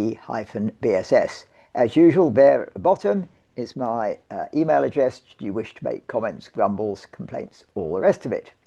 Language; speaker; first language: English; native; English